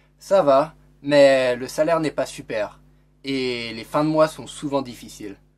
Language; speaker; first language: French; native; French